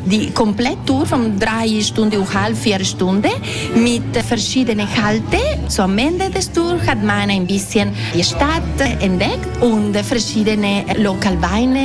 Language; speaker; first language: German; non-native, local second language; Italian